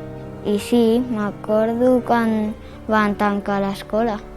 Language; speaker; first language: Catalan; non-native, local second language; Spanish